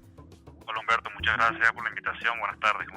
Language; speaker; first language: Spanish; native; Spanish